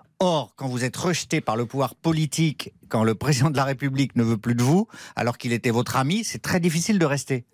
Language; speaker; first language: French; native; French